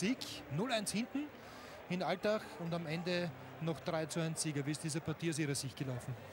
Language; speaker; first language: German; native; German